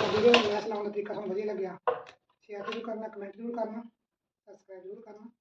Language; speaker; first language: Hindi; non-native, local second language; Punjabi